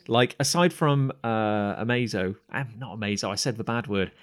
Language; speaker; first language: English; native; English